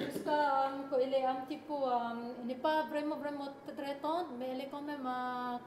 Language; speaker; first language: French; non-native, learner; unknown